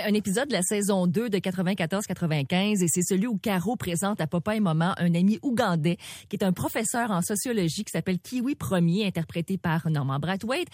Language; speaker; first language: French; native; French